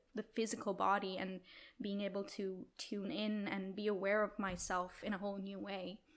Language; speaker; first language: English; non-native, fluent; Italian